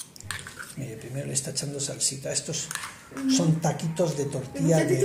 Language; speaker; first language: Spanish; native; Spanish